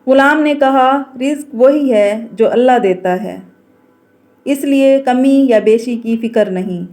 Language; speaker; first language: Urdu; native; Urdu